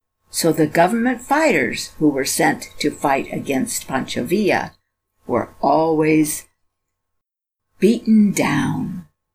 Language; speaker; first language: English; native; English